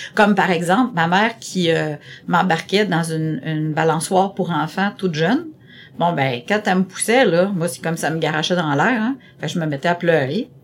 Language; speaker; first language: French; native; French